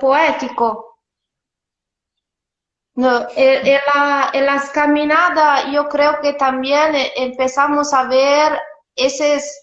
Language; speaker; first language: Spanish; non-native, fluent; Italian